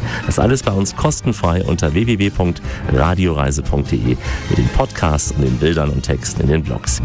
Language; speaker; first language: German; native; German